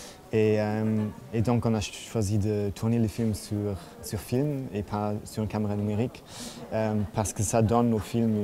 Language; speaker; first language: French; non-native, fluent; German